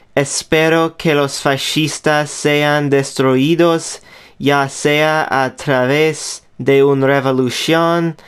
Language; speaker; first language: Spanish; non-native, learner; English